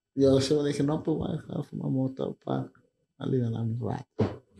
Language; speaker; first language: Spanish; early bilingual, other home language; English